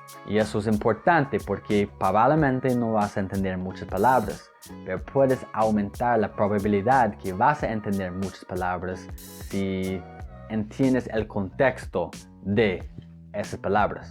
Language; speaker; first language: Spanish; non-native, fluent; English